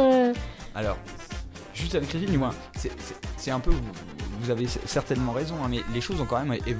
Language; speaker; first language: French; native; French